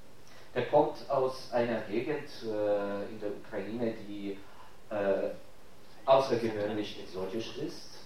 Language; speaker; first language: German; non-native, fluent; Ukrainian